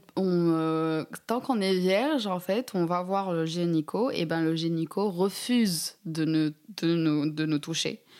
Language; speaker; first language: French; non-native, local second language; Arabic